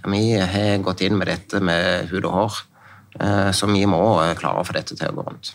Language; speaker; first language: Norwegian; native; Norwegian